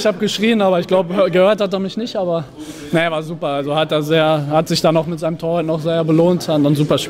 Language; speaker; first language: German; native; German